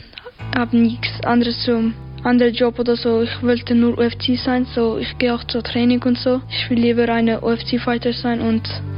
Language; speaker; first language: German; early bilingual, other home language; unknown